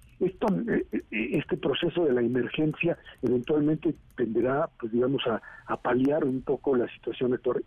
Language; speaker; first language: Spanish; native; Spanish